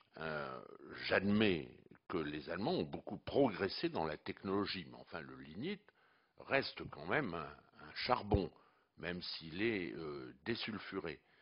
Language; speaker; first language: French; native; French